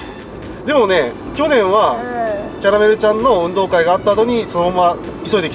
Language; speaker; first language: Japanese; native; Japanese